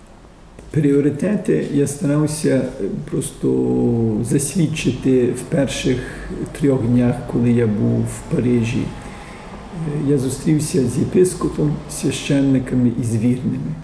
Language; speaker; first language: Ukrainian; early bilingual, heritage; Ukrainian